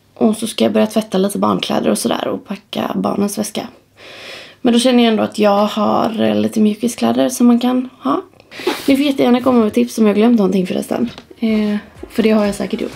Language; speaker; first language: Swedish; native; Swedish